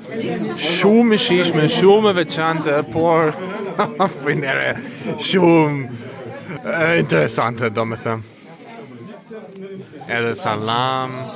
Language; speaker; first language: Albanian; non-native, learner; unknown